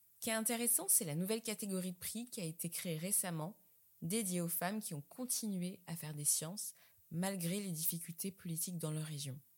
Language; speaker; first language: French; native; French